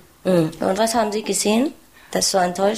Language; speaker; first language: German; non-native, learner; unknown